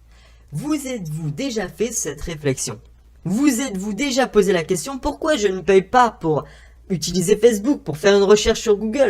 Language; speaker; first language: French; native; French